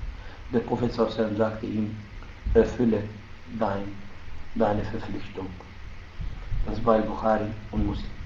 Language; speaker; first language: German; non-native, fluent; Arabic